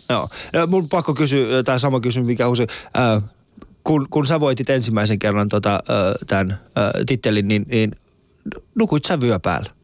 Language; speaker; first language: Finnish; early bilingual, other home language; Persian